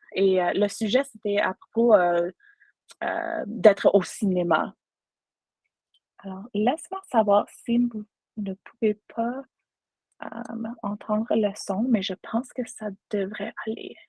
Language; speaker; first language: French; non-native, local second language; English